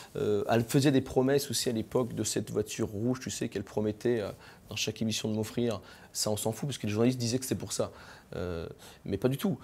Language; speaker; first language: French; native; French